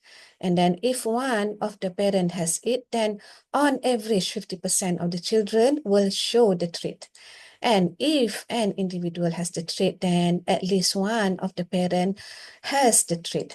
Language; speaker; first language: English; non-native, local second language; Malay